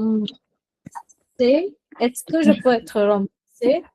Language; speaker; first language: French; non-native, fluent; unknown